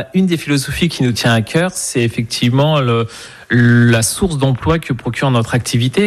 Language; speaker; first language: French; native; French